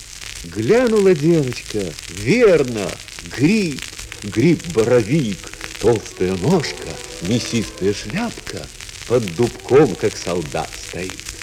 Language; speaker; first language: Russian; native; Russian